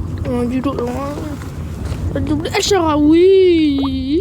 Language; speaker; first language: French; native; French